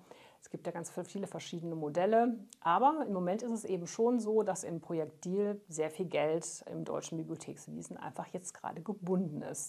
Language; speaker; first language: German; native; German